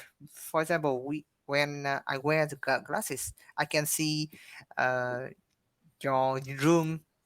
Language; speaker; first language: English; non-native, learner; Vietnamese